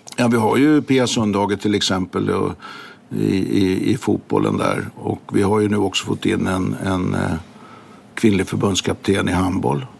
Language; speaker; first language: Swedish; native; Swedish